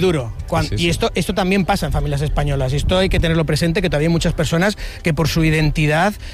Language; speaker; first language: Spanish; native; Spanish